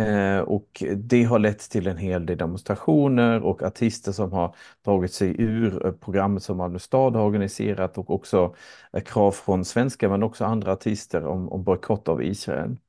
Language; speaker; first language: Swedish; native; Swedish